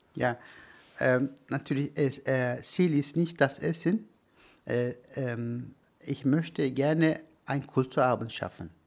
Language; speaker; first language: German; non-native, learner; Turkish